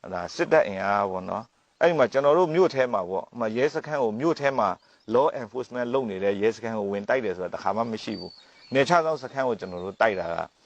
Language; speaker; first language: Burmese; non-native, local second language; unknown